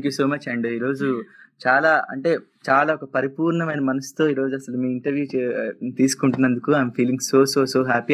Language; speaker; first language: Telugu; native; Telugu